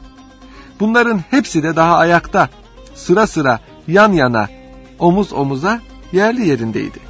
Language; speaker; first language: Turkish; native; Turkish